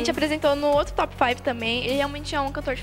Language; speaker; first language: Portuguese; native; Portuguese